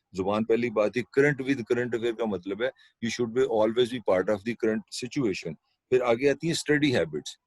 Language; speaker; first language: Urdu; non-native, local second language; Punjabi